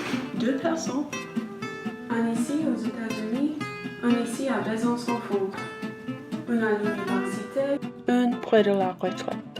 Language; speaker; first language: French; non-native, learner; English